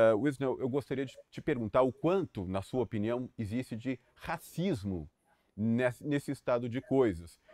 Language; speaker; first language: Portuguese; native; Portuguese